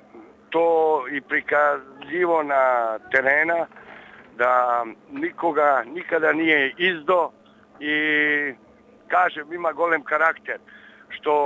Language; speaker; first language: Bulgarian; non-native, learner; Serbian